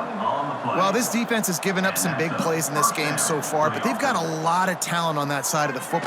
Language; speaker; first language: English; native; English